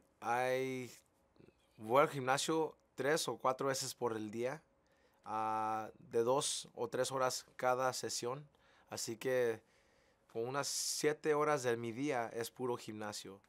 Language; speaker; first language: Spanish; early bilingual, heritage; English